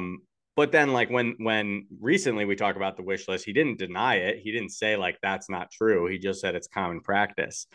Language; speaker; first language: English; native; English